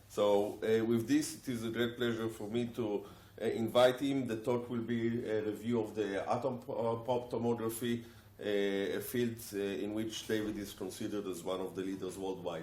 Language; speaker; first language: English; non-native, fluent; Hebrew